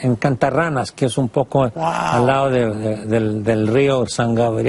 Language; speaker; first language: Spanish; non-native, fluent; English